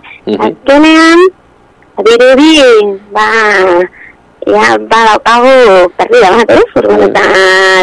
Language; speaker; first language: Basque; non-native, local second language; Spanish